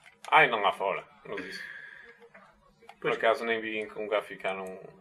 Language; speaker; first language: Portuguese; native; Portuguese